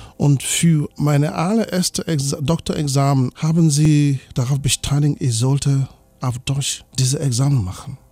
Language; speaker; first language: German; non-native, fluent; Igbo